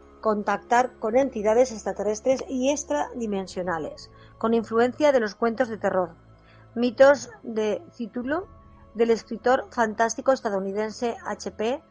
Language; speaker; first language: Spanish; native; Spanish